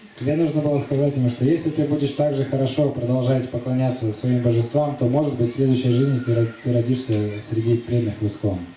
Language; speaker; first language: Russian; native; Russian